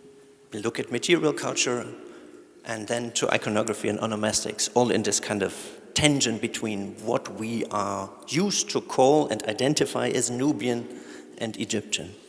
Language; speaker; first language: English; non-native, fluent; German